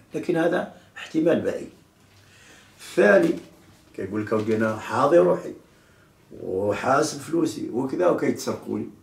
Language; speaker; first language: Arabic; native; Arabic